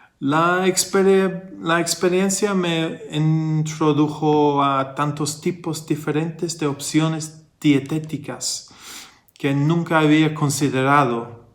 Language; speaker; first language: Spanish; non-native, fluent; English